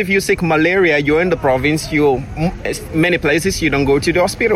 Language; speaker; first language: English; non-native, local second language; Krio